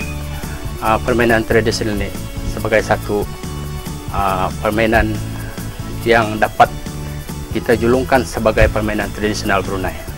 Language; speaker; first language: Malay; native; Malay